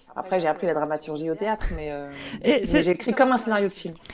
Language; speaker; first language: French; native; French